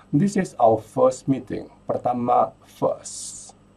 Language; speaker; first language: English; non-native, fluent; Indonesian